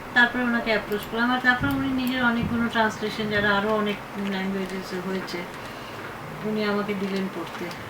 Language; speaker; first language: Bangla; early bilingual, heritage; Bangla